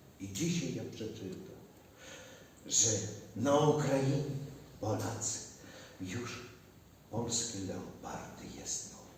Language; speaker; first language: Polish; non-native, learner; Ukrainian